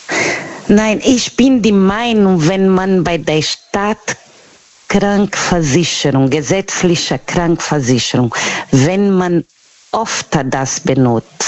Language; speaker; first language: German; non-native, learner; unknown